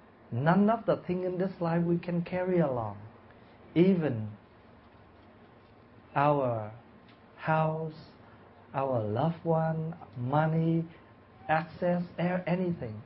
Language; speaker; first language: English; non-native, fluent; Vietnamese